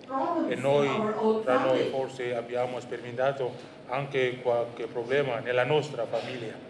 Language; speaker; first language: Italian; non-native, fluent; Indonesian